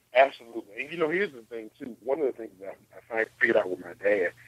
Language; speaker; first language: English; native; English